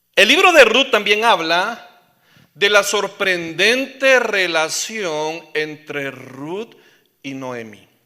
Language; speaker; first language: Spanish; native; Spanish